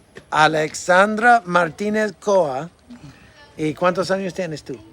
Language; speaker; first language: Spanish; non-native, learner; English